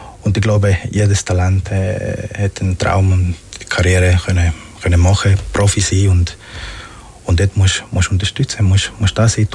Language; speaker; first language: German; early bilingual, other home language; Spanish